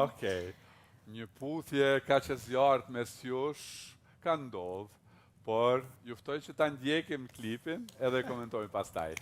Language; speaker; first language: Albanian; native; Albanian